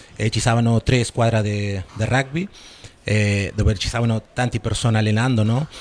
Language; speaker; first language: Italian; non-native, learner; Spanish